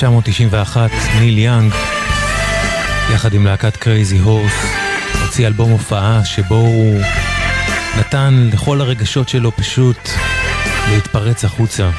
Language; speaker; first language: Hebrew; native; Hebrew